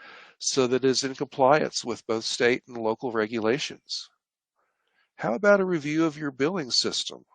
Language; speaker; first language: English; native; English